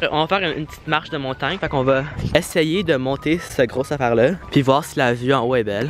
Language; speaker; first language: French; native; French